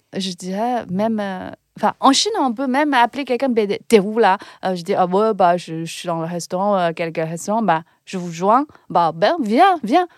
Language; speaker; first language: French; non-native, fluent; Chinese